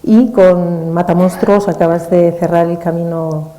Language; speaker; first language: Spanish; native; Spanish